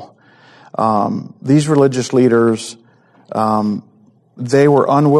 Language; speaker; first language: English; native; English